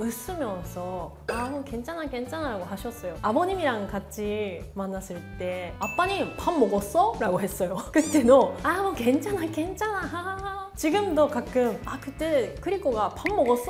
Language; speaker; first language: Korean; non-native, learner; Japanese